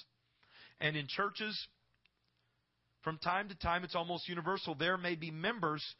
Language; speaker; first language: English; native; English